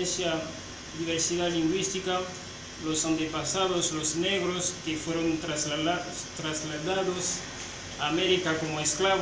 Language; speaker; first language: Spanish; non-native, fluent; French